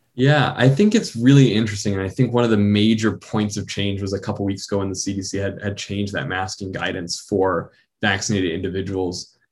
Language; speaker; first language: English; native; English